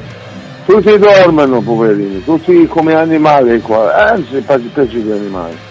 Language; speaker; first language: Italian; non-native, learner; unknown